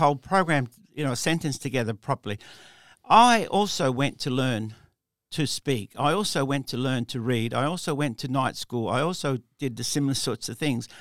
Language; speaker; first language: English; early bilingual, other home language; Italian